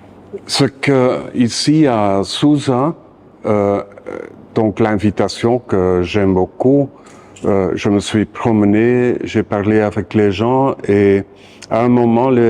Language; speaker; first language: French; non-native, local second language; Dutch